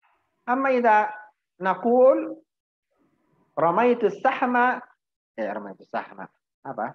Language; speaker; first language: Arabic; non-native, fluent; Indonesian